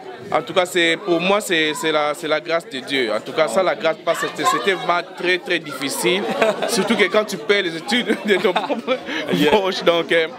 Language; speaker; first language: French; non-native, local second language; Lingala